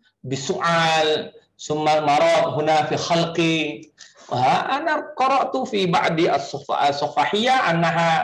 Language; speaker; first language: Arabic; non-native, fluent; Indonesian